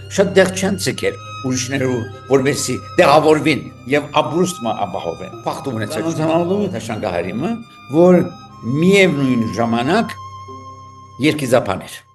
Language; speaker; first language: Armenian; early bilingual, heritage; Armenian